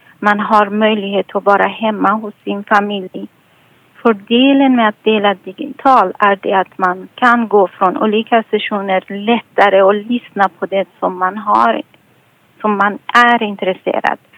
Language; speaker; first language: Swedish; non-native, fluent; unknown